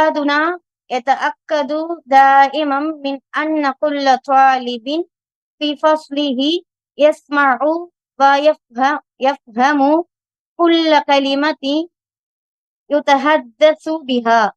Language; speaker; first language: Arabic; non-native, learner; Tamil